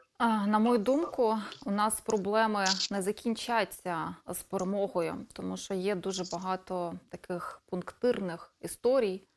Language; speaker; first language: Ukrainian; native; Ukrainian